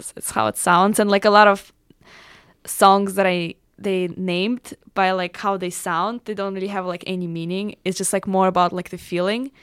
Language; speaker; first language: English; non-native, fluent; Russian